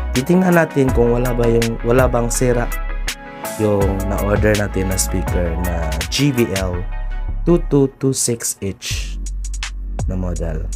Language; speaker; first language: Filipino; non-native, local second language; Cebuano